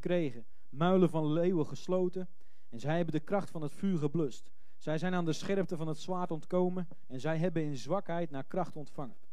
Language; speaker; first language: Dutch; native; Dutch